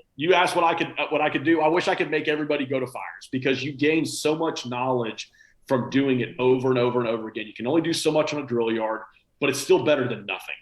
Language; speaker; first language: English; native; English